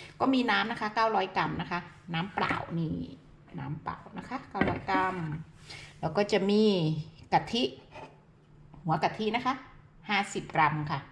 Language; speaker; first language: Thai; native; Thai